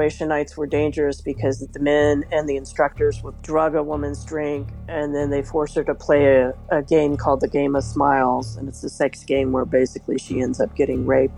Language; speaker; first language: English; native; English